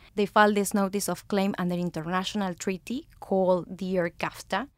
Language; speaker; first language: English; non-native, fluent; Spanish